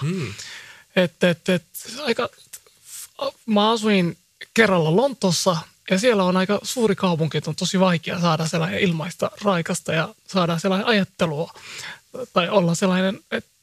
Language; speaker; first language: Finnish; non-native, local second language; Somali